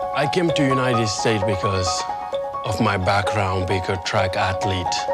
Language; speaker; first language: English; early bilingual, other home language; Wolof